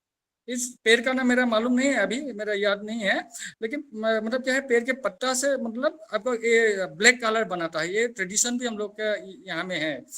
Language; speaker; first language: Hindi; non-native, local second language; Assamese